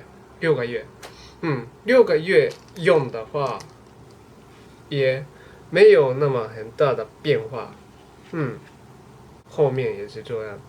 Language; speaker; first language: Chinese; non-native, learner; Japanese